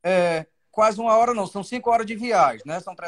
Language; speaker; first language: Portuguese; native; Portuguese